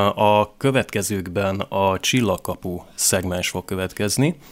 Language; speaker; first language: Hungarian; native; Hungarian